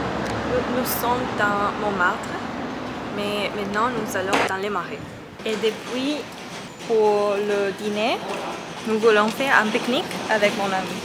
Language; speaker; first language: French; non-native, learner; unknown